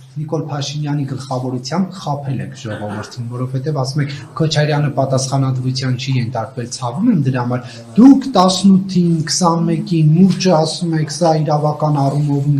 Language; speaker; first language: Armenian; native; Armenian